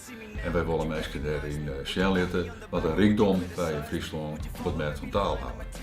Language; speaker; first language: Dutch; non-native, local second language; Western Frisian